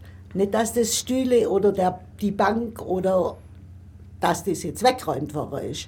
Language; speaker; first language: German; native; German